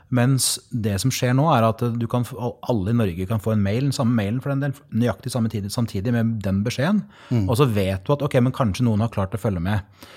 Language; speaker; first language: Norwegian; native; Norwegian